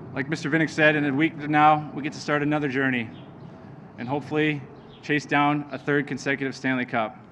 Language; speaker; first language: English; native; English